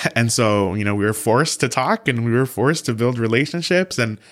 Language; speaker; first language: English; early bilingual, other home language; Spanish